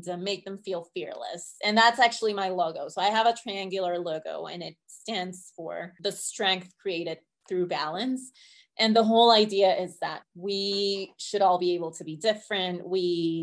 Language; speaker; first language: English; non-native, fluent; Spanish